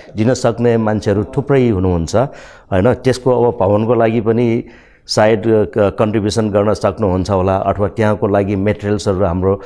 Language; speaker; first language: Nepali; non-native, local second language; Newari